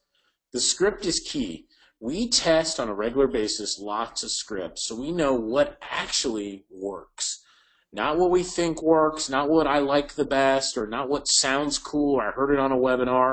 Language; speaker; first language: English; native; English